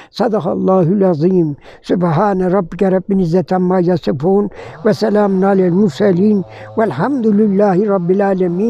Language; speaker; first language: Turkish; native; Turkish